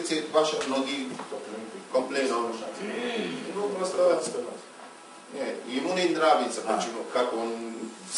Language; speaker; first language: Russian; non-native, learner; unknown